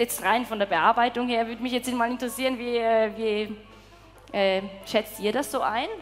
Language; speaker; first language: German; native; German